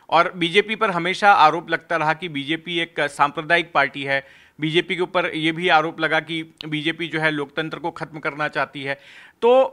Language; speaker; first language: Hindi; native; Hindi